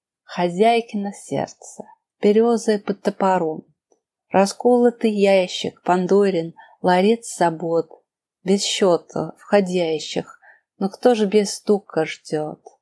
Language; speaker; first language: Russian; non-native, fluent; English